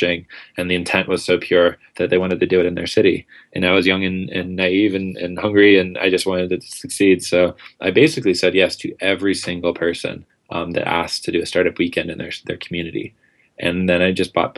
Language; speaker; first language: English; native; English